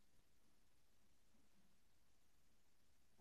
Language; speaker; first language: English; non-native, local second language; Luo (Kenya and Tanzania)